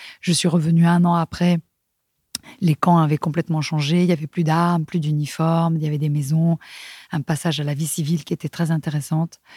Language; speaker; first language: French; non-native, fluent; Spanish